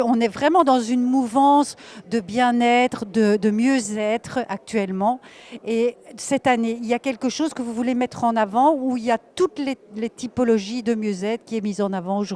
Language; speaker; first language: French; native; French